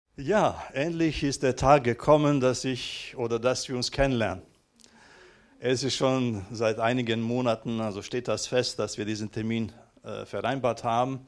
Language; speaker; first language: German; non-native, fluent; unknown